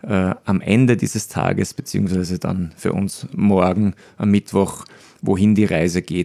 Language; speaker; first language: German; native; German